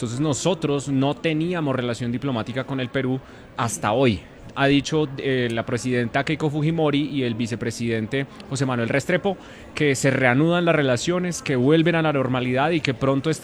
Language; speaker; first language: Spanish; native; Spanish